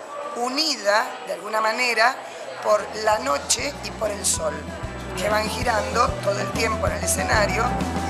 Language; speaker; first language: Spanish; native; Spanish